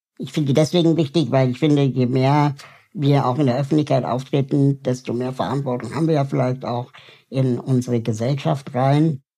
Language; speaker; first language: German; native; German